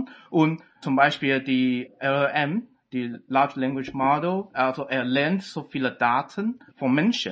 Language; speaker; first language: German; non-native, fluent; Chinese